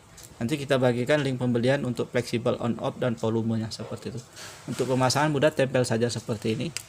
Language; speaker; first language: Indonesian; native; Indonesian